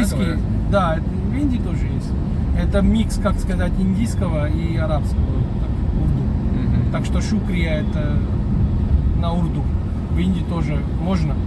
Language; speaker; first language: Russian; non-native, fluent; Hindi